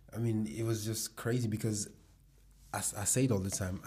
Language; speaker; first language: English; non-native, fluent; French